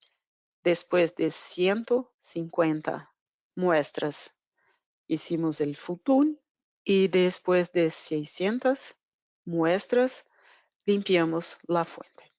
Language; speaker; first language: Spanish; non-native, fluent; Portuguese